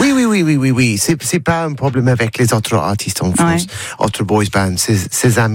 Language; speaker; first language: French; non-native, learner; English